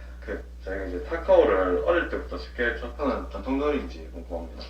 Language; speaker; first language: Korean; native; Korean